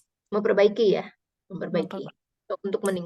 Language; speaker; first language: Indonesian; native; Indonesian